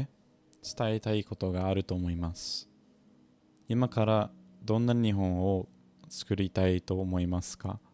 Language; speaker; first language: Japanese; non-native, fluent; English